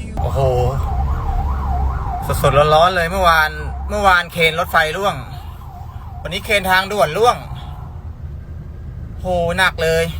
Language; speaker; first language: Thai; native; Thai